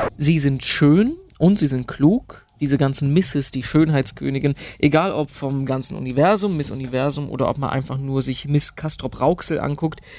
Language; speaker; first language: German; native; German